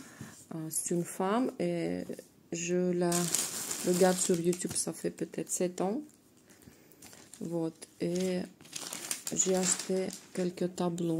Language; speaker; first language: French; non-native, fluent; Russian